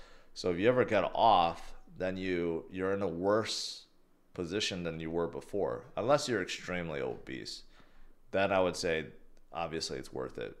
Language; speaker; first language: English; native; English